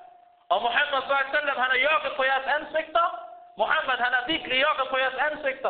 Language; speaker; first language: Danish; early bilingual, other home language; Arabic